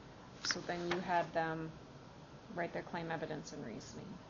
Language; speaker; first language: English; native; English